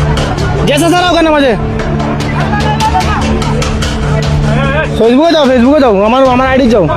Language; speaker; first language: Hindi; non-native, learner; Bangla